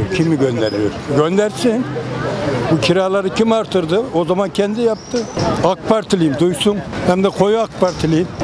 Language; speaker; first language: Turkish; native; Turkish